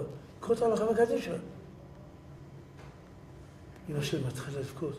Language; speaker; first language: Hebrew; early bilingual, other home language; Yiddish